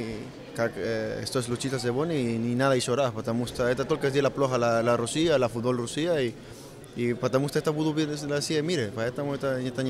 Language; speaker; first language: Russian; non-native, learner; Spanish